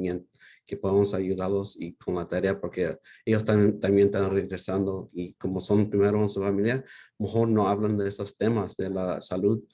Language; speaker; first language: Spanish; early bilingual, heritage; Spanish